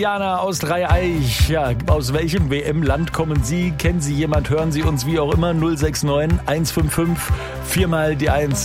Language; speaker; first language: German; native; German